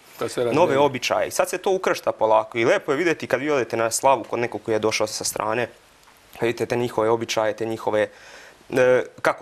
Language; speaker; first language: Croatian; native; Croatian